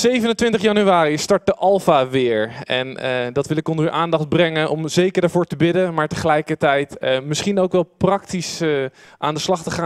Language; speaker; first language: Dutch; native; Dutch